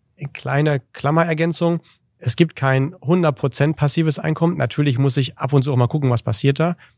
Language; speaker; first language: German; native; German